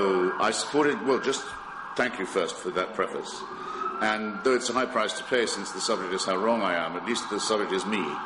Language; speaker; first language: English; native; English